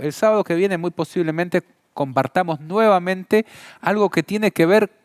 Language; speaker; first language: Spanish; native; Spanish